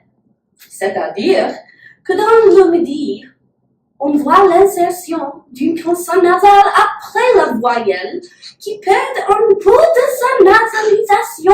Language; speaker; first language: French; non-native, learner; English